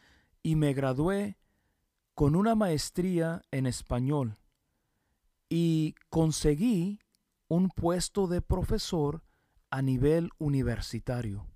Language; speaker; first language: Spanish; early bilingual, heritage; Spanish